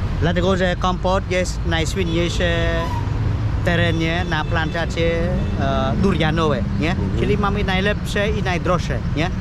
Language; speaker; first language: Polish; non-native, learner; Khmer